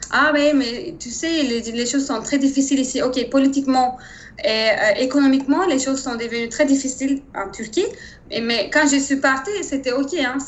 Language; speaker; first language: French; non-native, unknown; Turkish